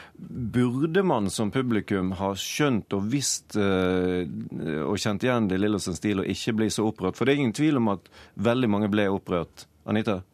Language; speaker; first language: Norwegian; native; Norwegian